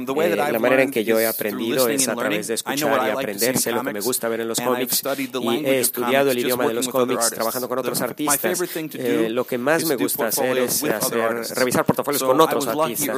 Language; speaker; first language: Spanish; native; Spanish